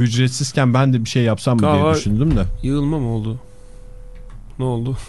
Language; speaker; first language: Turkish; native; Turkish